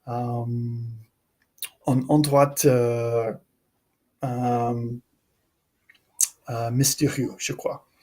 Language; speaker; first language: French; non-native, learner; English